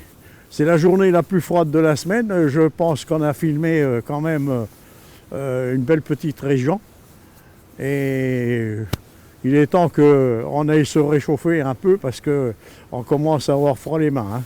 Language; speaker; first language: French; native; French